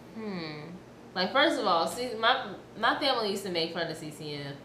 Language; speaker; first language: English; native; English